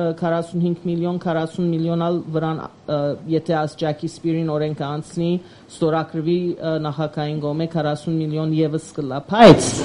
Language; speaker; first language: Armenian; early bilingual, heritage; Armenian